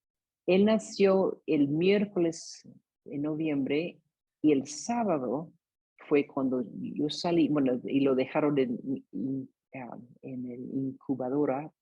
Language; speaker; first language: Spanish; non-native, fluent; English